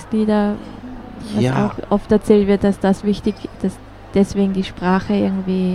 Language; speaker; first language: German; native; German